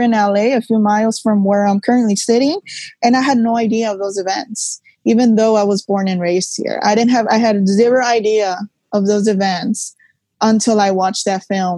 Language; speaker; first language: English; native; English